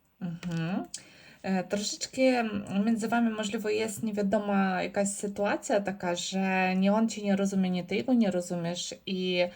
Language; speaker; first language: Polish; non-native, learner; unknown